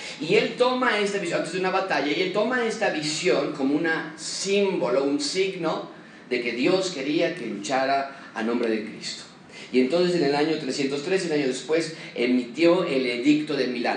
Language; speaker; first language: Spanish; native; Spanish